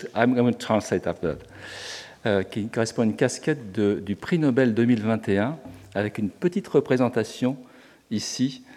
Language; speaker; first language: French; native; French